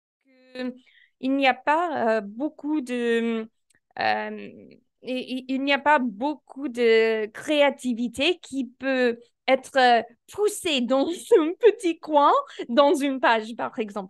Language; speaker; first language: French; non-native, fluent; English